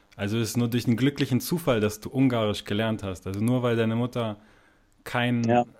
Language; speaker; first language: German; native; German